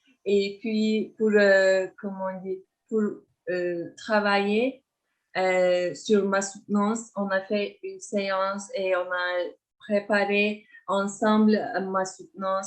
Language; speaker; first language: French; non-native, fluent; Turkish